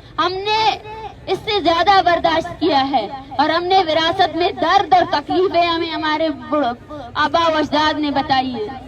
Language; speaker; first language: Urdu; non-native, local second language; Baluchi